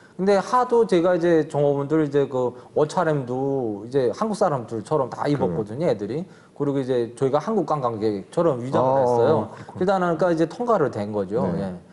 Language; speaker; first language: Korean; native; Korean